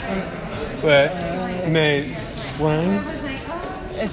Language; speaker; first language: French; non-native, learner; English